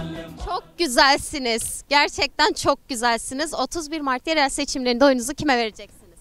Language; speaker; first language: Turkish; native; Turkish